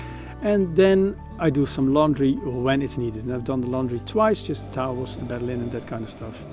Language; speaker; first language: English; non-native, fluent; Dutch